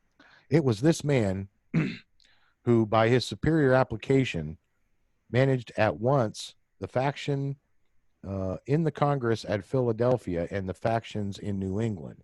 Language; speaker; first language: English; native; English